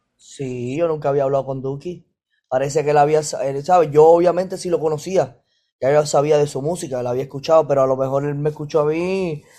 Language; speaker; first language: Spanish; native; Spanish